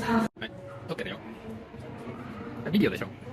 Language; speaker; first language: Japanese; native; Japanese